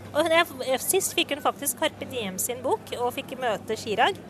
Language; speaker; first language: Norwegian; native; Norwegian